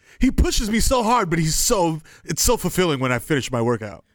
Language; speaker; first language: English; early bilingual, other home language; Spanish